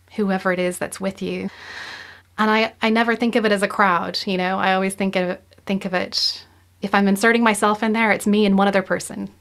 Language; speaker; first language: English; native; English